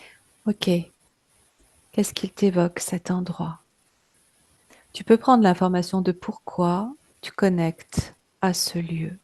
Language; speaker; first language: French; native; French